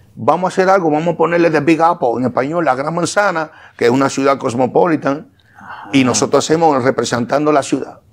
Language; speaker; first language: Spanish; native; Spanish